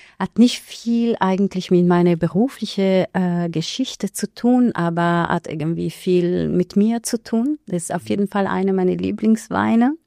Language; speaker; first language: German; non-native, fluent; Italian